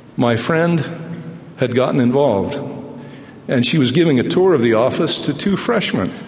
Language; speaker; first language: English; native; English